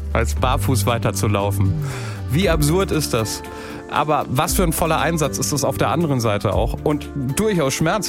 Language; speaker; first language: German; native; German